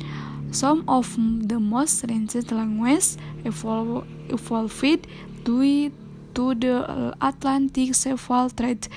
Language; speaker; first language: English; non-native, learner; Indonesian